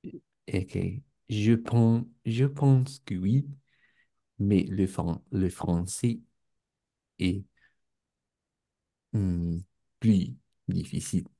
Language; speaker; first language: French; non-native, learner; Spanish